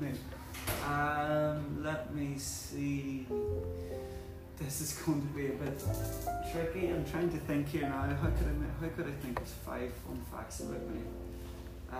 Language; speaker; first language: English; native; English